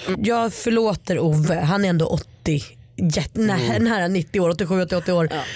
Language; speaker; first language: Swedish; native; Swedish